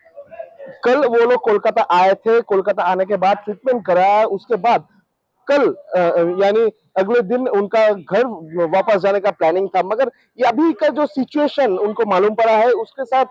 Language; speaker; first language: Hindi; non-native, local second language; Bangla